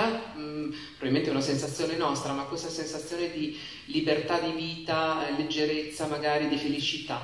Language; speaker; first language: Italian; native; Italian